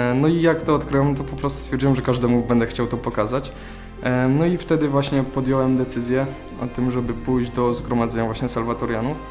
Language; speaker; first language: Polish; native; Polish